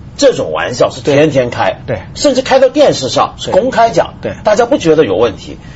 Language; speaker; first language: Chinese; non-native, local second language; Cantonese